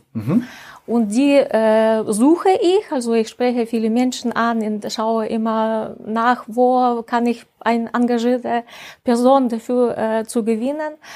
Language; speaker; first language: German; non-native, fluent; Russian